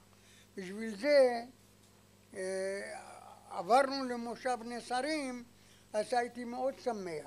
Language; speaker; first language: Hebrew; non-native, fluent; Arabic